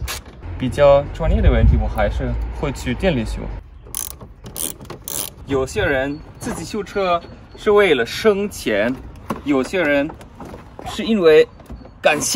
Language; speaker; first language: Chinese; non-native, fluent; German